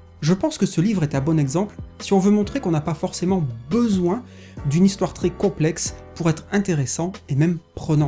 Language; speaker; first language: French; native; French